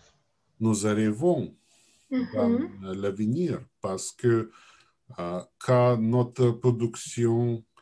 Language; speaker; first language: French; non-native, learner; Russian